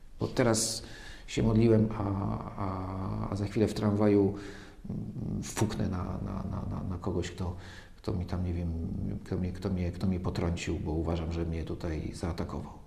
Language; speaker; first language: Polish; native; Polish